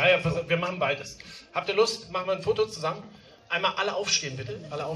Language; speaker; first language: German; native; German